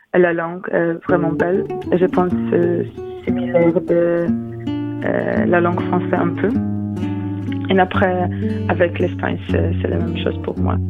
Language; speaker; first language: French; non-native, learner; Polish